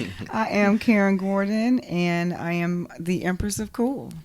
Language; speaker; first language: English; native; English